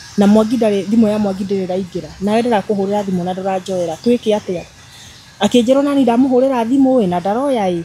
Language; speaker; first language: Kikuyu; native; Kikuyu